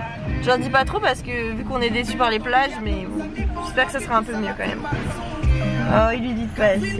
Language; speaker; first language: French; native; French